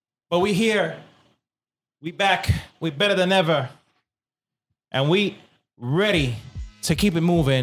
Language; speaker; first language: English; non-native, local second language; Spanish